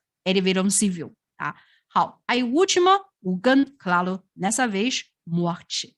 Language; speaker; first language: Portuguese; non-native, fluent; Chinese